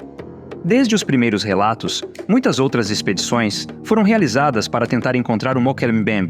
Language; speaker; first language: Portuguese; native; Portuguese